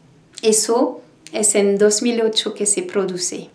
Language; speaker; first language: Spanish; non-native, learner; French